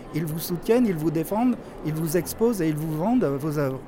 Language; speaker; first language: French; native; French